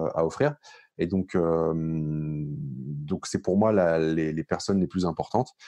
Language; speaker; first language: French; native; French